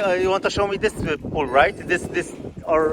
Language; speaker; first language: English; non-native, learner; Polish